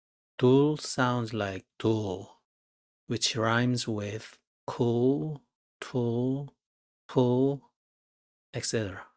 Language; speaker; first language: English; non-native, fluent; Korean